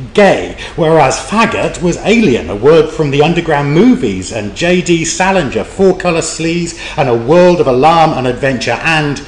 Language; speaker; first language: English; native; English